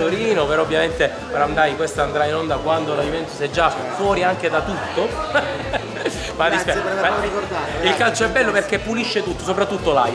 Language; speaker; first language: Italian; native; Italian